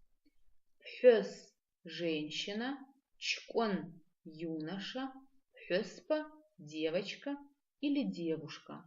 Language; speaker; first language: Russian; non-native, local second language; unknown